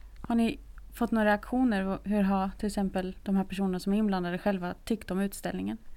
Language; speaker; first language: Swedish; native; Swedish